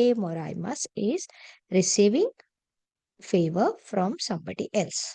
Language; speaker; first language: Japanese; non-native, fluent; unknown